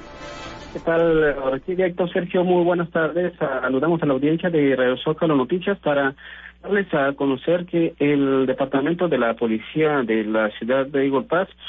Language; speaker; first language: Spanish; native; Spanish